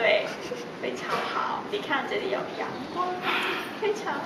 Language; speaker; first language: Chinese; non-native, local second language; Cantonese